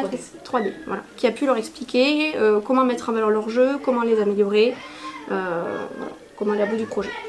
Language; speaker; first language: French; native; French